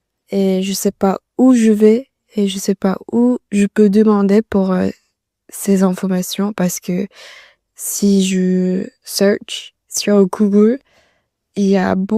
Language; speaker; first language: French; non-native, learner; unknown